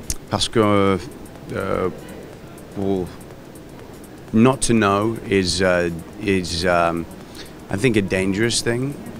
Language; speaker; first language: English; native; English